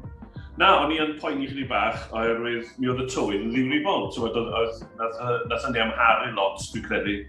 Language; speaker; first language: Welsh; native; Welsh